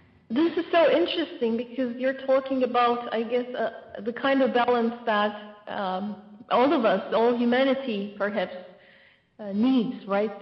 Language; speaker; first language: English; non-native, fluent; Turkish